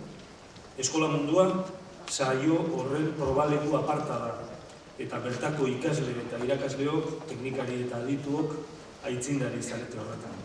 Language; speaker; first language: Basque; native; Basque